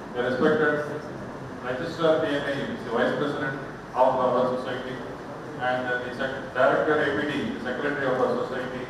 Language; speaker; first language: English; non-native, local second language; Tamil